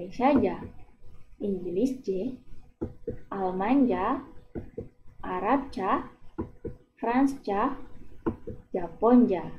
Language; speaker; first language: Turkish; non-native, fluent; Indonesian